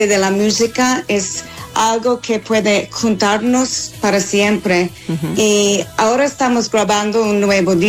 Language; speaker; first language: Spanish; non-native, fluent; English